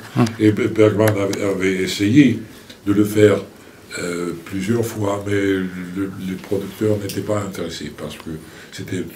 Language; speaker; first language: French; non-native, fluent; Swedish